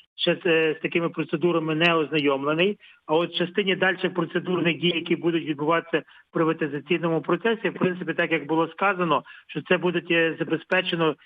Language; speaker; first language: Ukrainian; native; Ukrainian